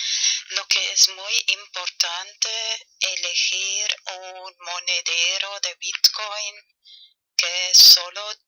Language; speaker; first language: Spanish; non-native, fluent; German